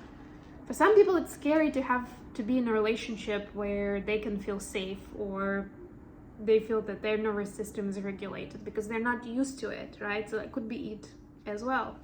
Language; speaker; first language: English; non-native, fluent; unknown